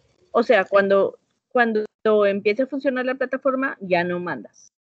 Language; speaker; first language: Spanish; native; Spanish